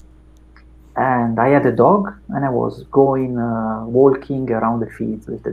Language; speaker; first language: English; non-native, fluent; Italian